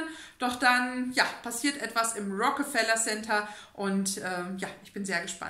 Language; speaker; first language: German; native; German